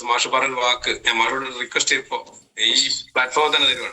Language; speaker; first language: Malayalam; native; Malayalam